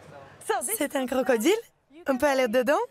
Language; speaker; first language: French; non-native, fluent; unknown